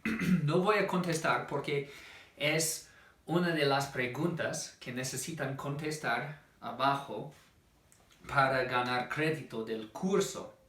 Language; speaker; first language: Spanish; non-native, fluent; English